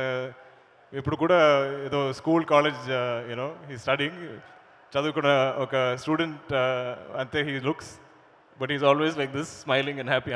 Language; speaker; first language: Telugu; non-native, learner; Malayalam